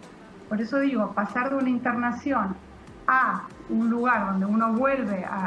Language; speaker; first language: Spanish; native; Spanish